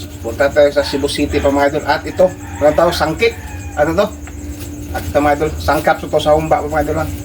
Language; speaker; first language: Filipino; non-native, local second language; Cebuano